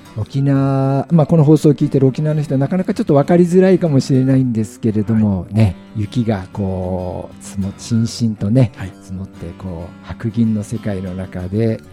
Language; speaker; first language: Japanese; native; Japanese